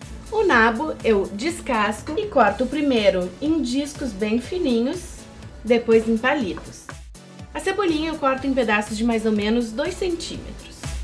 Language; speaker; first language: Portuguese; native; Portuguese